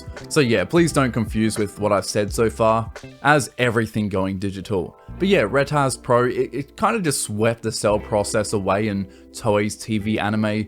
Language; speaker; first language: English; native; English